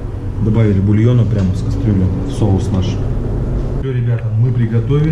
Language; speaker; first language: Russian; native; Russian